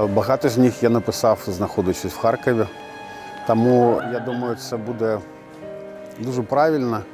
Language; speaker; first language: Ukrainian; native; Ukrainian